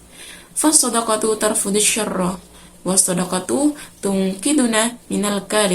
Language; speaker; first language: Arabic; non-native, learner; Indonesian